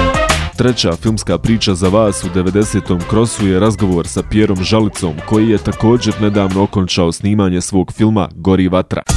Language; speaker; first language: Croatian; native; Croatian